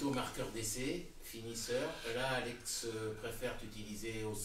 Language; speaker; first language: French; native; French